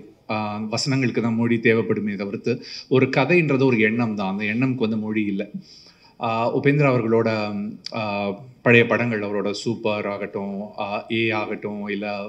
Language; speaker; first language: Tamil; native; Tamil